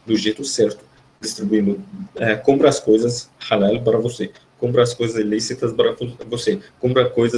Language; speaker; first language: Portuguese; non-native, fluent; Arabic